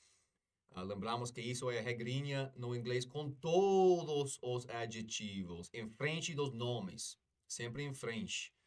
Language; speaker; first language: Portuguese; non-native, fluent; English